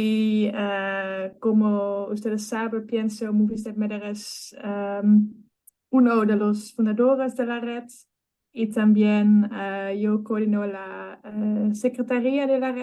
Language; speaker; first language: Spanish; non-native, learner; Dutch